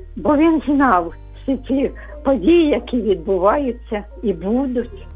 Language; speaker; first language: Ukrainian; native; Ukrainian